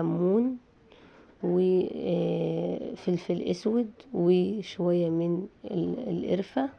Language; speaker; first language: Arabic; native; Arabic